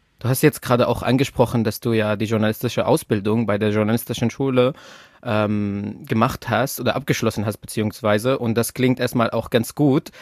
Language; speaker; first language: German; non-native, fluent; Arabic